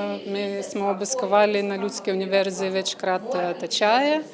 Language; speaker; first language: Slovenian; non-native, learner; Ukrainian